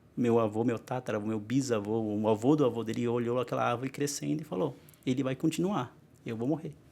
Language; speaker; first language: Portuguese; non-native, local second language; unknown